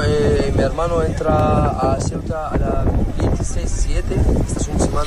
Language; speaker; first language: Spanish; non-native, learner; Arabic